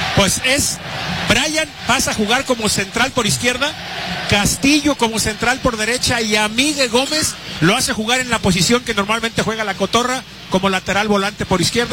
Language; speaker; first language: Spanish; native; Spanish